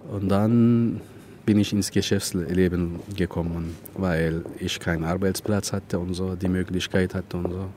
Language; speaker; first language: German; non-native, fluent; Turkish